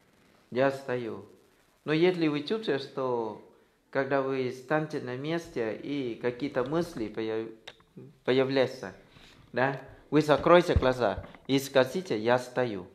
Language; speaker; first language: Russian; non-native, learner; Thai